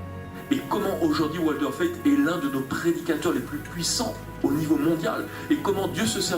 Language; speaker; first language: French; native; French